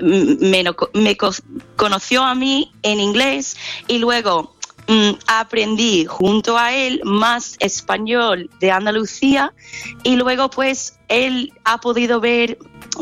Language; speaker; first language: Spanish; non-native, fluent; English